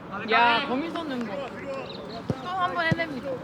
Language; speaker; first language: Korean; native; Korean